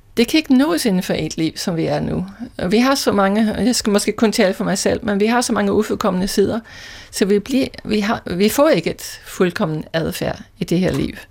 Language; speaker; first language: Danish; non-native, fluent; English